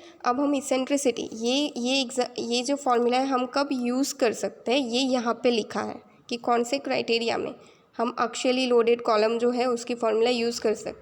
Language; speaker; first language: Hindi; native; Hindi